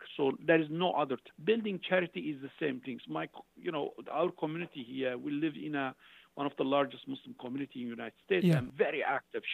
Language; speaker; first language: English; non-native, fluent; Turkish